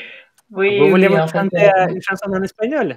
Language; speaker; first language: French; non-native, fluent; Ukrainian